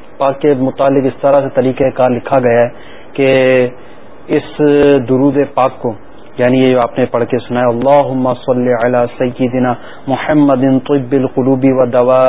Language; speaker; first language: Urdu; native; Urdu